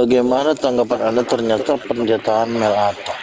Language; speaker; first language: Malay; native; Malay